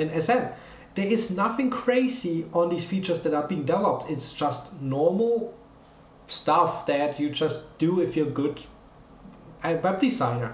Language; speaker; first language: English; non-native, fluent; German